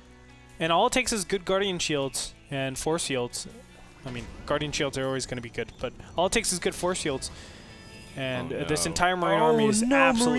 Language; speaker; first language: English; native; English